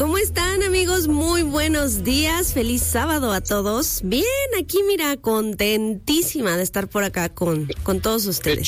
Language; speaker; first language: Spanish; native; Spanish